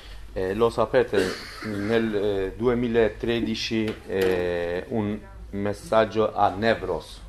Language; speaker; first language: Italian; non-native, learner; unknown